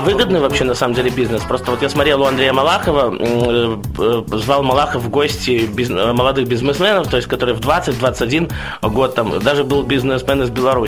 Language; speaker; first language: Russian; native; Russian